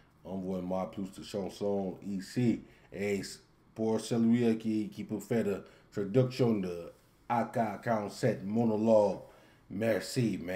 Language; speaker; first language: French; non-native, learner; English